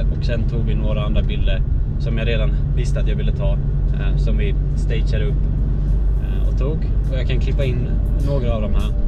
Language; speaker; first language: Swedish; native; Swedish